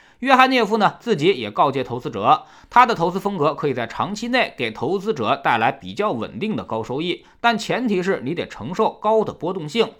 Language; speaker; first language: Chinese; native; Chinese